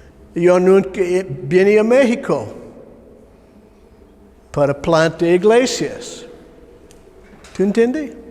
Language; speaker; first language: Spanish; non-native, learner; English